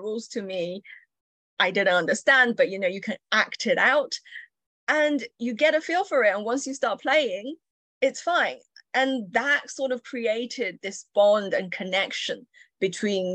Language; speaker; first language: English; early bilingual, other home language; Chinese